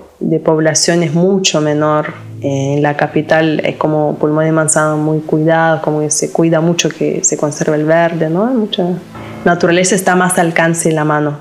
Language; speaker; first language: Spanish; non-native, fluent; Lithuanian